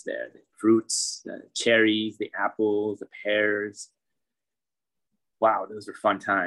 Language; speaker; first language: English; native; English